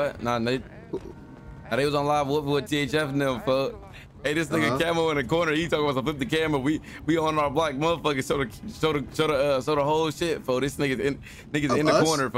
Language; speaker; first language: English; native; English